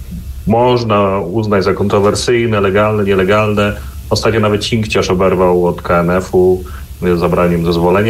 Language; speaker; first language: Polish; native; Polish